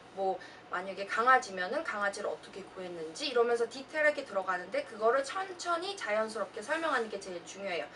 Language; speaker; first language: Korean; early bilingual, heritage; Korean